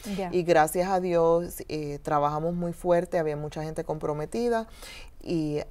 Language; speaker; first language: Spanish; early bilingual, heritage; Spanish